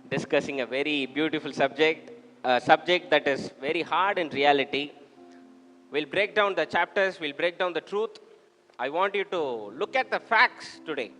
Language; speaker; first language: English; non-native, local second language; Tamil